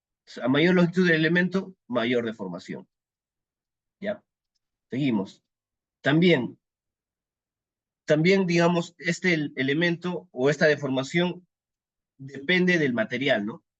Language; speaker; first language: Spanish; native; Spanish